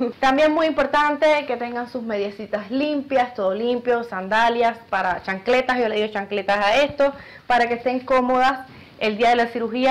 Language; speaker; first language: Spanish; native; Spanish